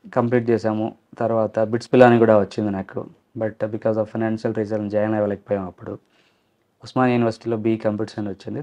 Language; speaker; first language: Telugu; non-native, local second language; Lambadi